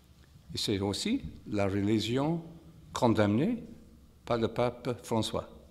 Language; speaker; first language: French; non-native, fluent; English